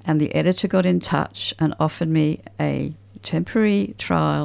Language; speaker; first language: English; native; English